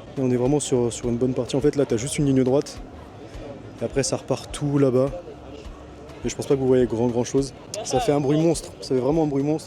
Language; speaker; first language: French; native; French